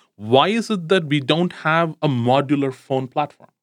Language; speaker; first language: English; non-native, local second language; Tamil